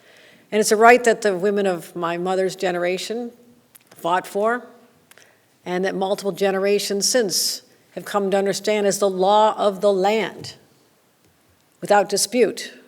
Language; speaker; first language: English; native; English